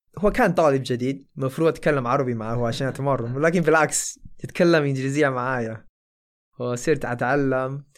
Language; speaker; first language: Arabic; non-native, fluent; Chinese